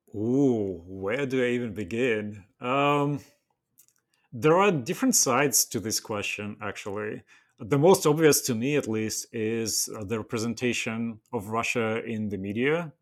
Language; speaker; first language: English; non-native, fluent; Russian